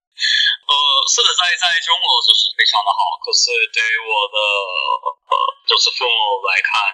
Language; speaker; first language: Chinese; non-native, learner; English